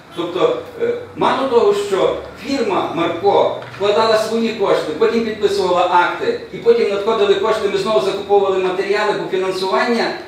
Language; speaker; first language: Ukrainian; native; Ukrainian